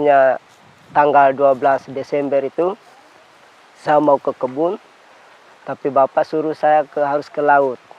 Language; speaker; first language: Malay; non-native, local second language; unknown